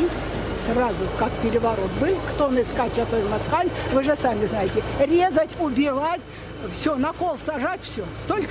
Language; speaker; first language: Russian; native; Russian